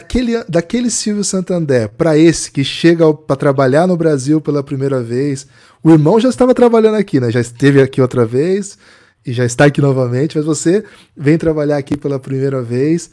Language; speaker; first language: Portuguese; native; Portuguese